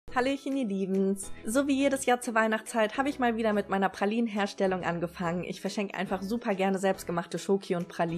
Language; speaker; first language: German; native; German